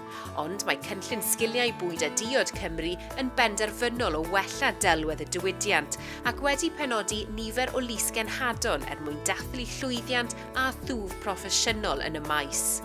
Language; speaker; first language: Welsh; native; Welsh